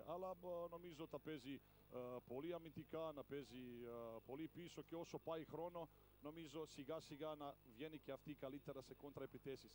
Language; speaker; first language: Greek; non-native, fluent; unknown